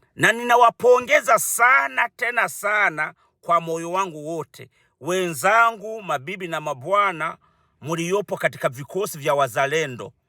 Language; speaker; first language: Swahili; non-native, local second language; Rundi